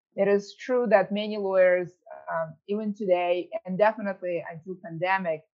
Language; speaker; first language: English; early bilingual, other home language; Ukrainian